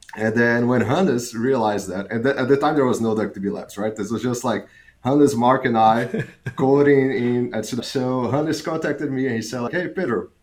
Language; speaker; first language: English; non-native, fluent; Portuguese